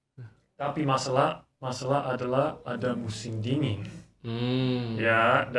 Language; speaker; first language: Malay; non-native, learner; English